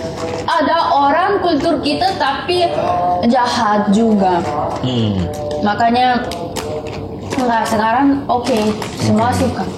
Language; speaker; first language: Indonesian; non-native, learner; Russian